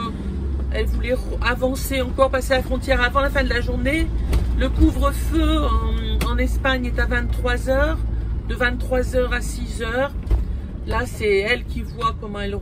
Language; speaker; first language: French; native; French